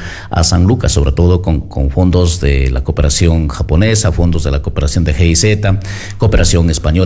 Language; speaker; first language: Spanish; native; Spanish